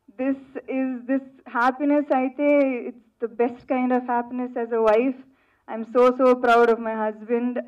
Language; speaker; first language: Telugu; non-native, fluent; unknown